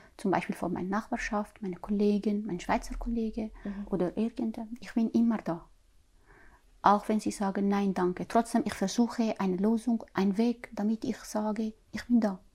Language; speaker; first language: German; non-native, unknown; Arabic